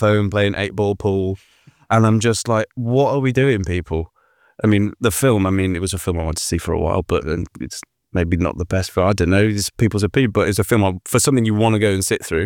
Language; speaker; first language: English; native; English